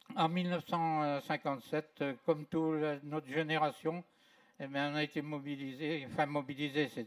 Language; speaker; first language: French; native; French